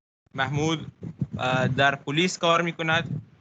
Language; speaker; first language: Persian; non-native, learner; Urdu